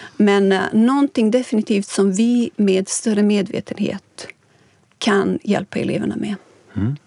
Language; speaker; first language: Swedish; non-native, fluent; Bosnian